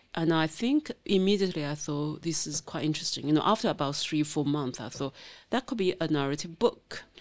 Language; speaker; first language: English; non-native, fluent; Chinese